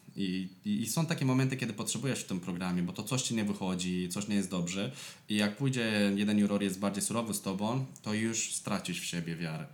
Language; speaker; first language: Polish; non-native, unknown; Romanian